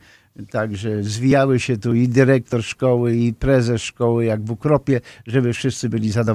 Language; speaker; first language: Polish; native; Polish